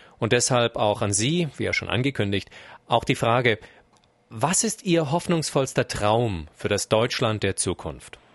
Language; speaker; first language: German; native; German